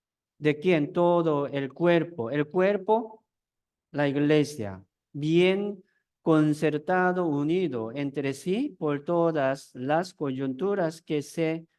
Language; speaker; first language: Spanish; non-native, fluent; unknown